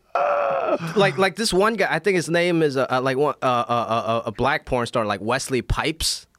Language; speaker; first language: English; non-native, local second language; Cantonese